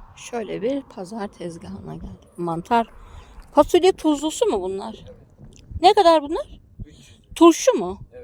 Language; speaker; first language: Turkish; native; Turkish